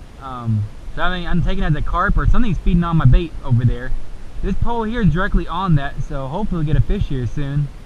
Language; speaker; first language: English; native; English